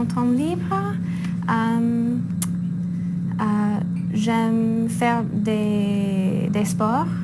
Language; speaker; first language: French; non-native, learner; English